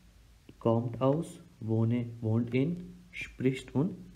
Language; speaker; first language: German; non-native, fluent; Hindi